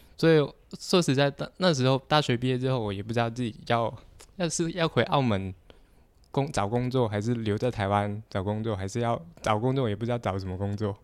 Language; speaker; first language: Chinese; non-native, local second language; Cantonese